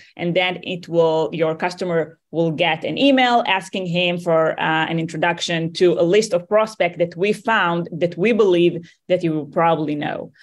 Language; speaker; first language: English; non-native, fluent; Hebrew